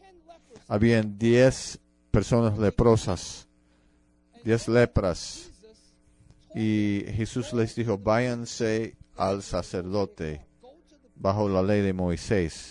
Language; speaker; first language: Spanish; non-native, fluent; English